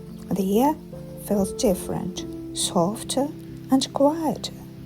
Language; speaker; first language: English; non-native, fluent; Ukrainian